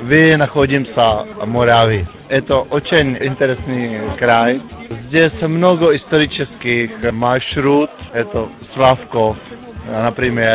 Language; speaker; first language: Russian; non-native, learner; Czech